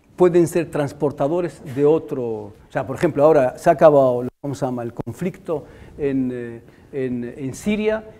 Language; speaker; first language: Spanish; non-native, fluent; Arabic